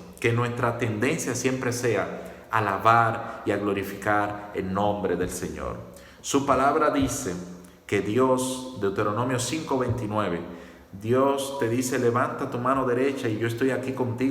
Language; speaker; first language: Spanish; native; Spanish